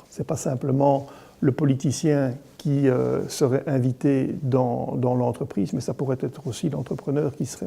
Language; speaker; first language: French; native; French